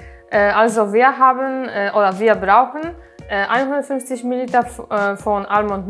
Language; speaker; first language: German; non-native, learner; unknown